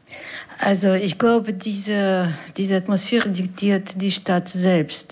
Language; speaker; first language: German; non-native, fluent; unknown